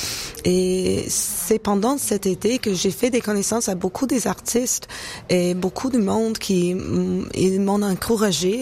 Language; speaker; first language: French; non-native, local second language; English